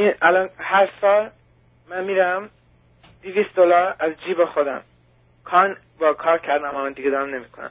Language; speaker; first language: Persian; early bilingual, heritage; Persian